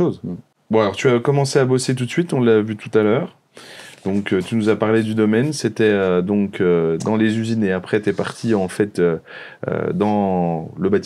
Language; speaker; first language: French; native; French